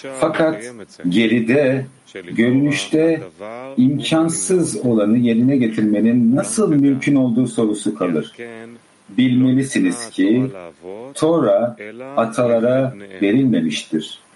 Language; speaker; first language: Turkish; native; Turkish